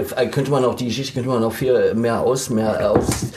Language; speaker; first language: German; native; German